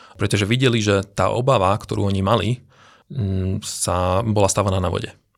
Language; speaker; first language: Slovak; non-native, local second language; Hungarian